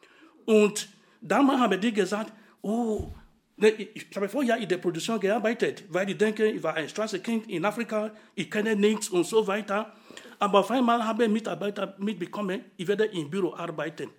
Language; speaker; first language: German; non-native, fluent; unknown